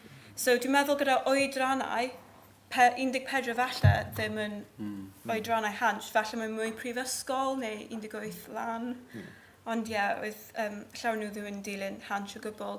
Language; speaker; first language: Welsh; non-native, local second language; English